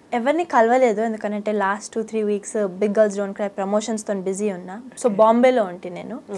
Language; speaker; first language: Telugu; early bilingual, heritage; Telugu